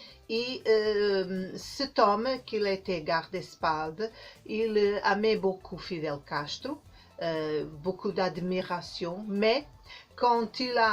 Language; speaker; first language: French; non-native, learner; Portuguese